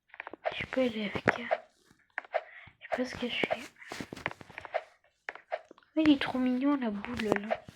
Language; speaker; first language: French; native; French